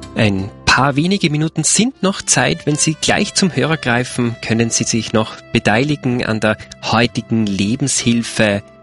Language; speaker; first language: German; native; German